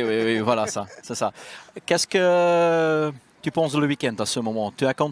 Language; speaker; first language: French; non-native, local second language; Dutch